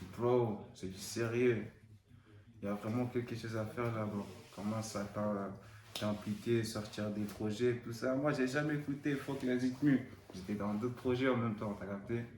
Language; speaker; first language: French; non-native, fluent; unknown